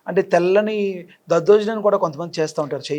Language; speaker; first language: Telugu; native; Telugu